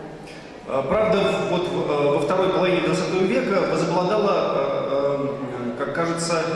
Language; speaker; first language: Russian; native; Russian